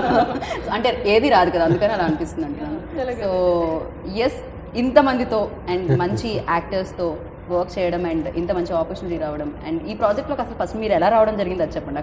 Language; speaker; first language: Telugu; native; Telugu